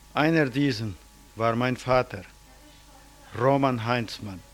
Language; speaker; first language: German; early bilingual, heritage; German